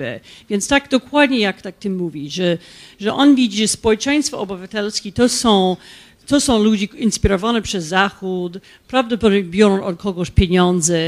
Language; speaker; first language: Polish; non-native, fluent; English